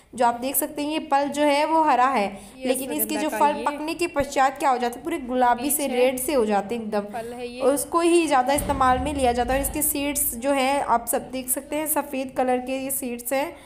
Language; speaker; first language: Hindi; native; Hindi